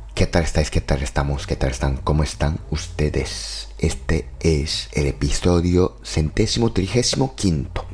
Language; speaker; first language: Spanish; non-native, fluent; Japanese